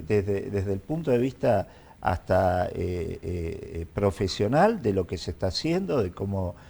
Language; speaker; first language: Spanish; native; Spanish